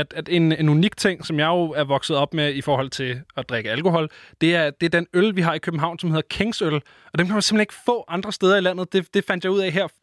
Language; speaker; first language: Danish; native; Danish